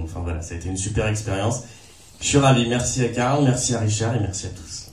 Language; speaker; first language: French; native; French